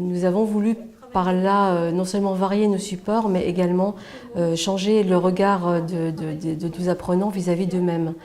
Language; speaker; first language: French; native; French